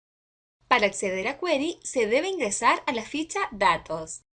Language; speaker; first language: Spanish; native; Spanish